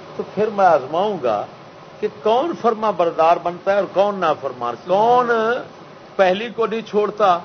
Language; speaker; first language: Urdu; non-native, local second language; Saraiki